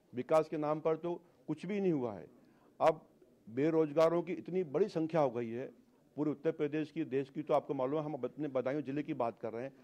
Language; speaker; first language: Hindi; native; Hindi